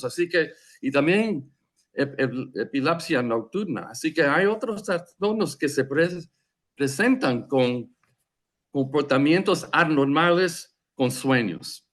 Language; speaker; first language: Spanish; non-native, fluent; English